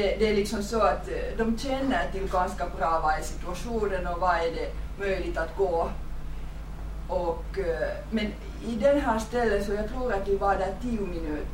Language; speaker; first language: Swedish; non-native, fluent; Finnish